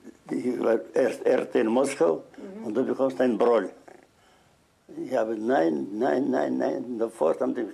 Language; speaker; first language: German; non-native, learner; Russian